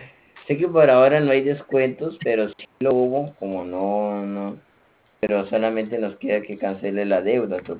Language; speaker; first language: Spanish; native; Spanish